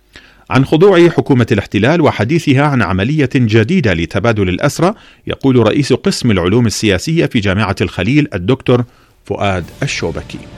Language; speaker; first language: Arabic; native; Arabic